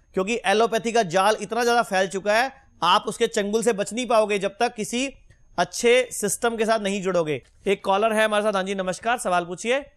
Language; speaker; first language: Hindi; native; Hindi